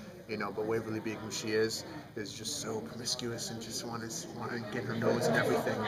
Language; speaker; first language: English; native; English